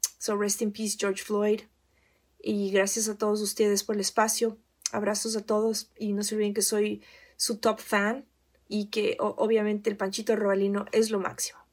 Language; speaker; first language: Spanish; native; Spanish